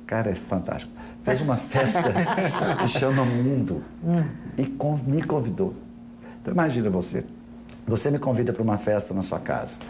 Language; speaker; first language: Portuguese; native; Portuguese